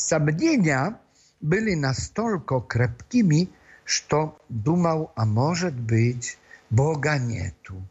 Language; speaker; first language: Russian; non-native, fluent; Polish